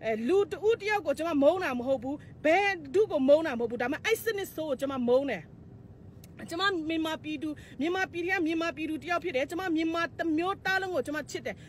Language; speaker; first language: Burmese; non-native, local second language; Kachin